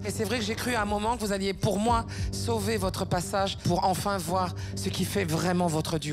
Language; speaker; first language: French; native; French